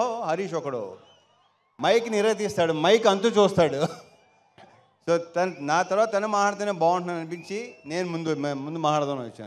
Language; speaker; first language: Telugu; native; Telugu